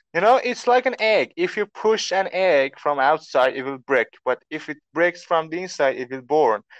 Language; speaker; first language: English; non-native, fluent; Persian